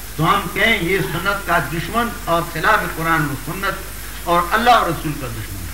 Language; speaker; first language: Urdu; non-native, local second language; Pashto